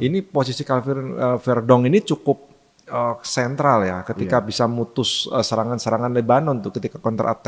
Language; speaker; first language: Indonesian; native; Indonesian